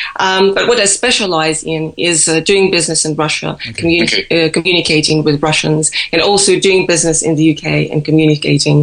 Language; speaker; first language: English; non-native, fluent; Russian